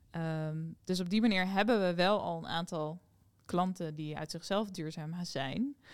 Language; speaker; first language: Dutch; native; Dutch